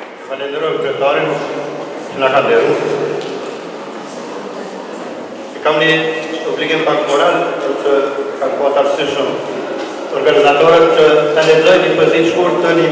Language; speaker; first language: Albanian; native; Albanian